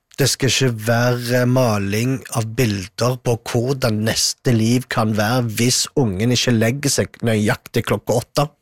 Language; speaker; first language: Norwegian; early bilingual, other home language; Arabic